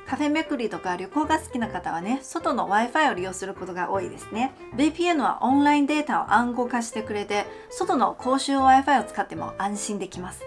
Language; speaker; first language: Japanese; non-native, fluent; Chinese